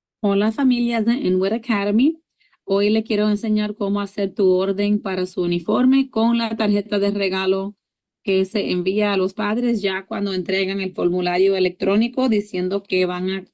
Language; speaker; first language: Spanish; early bilingual, heritage; English